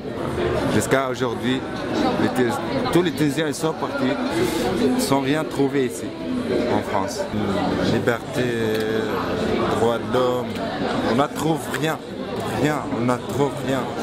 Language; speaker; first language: French; non-native, local second language; Arabic